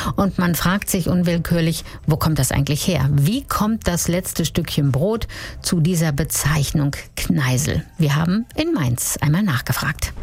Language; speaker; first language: German; native; German